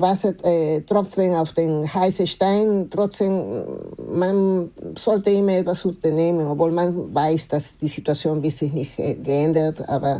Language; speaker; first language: German; non-native, fluent; Spanish